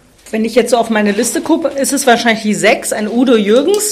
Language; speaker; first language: German; native; German